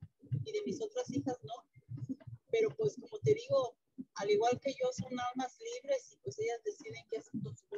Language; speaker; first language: Spanish; native; Spanish